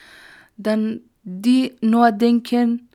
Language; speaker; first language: German; non-native, learner; Persian